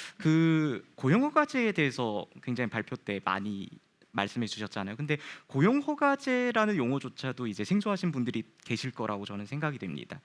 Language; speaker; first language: Korean; native; Korean